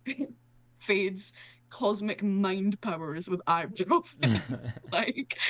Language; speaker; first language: English; native; English